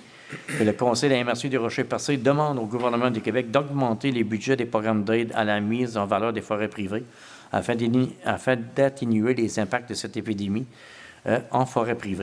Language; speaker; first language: French; native; French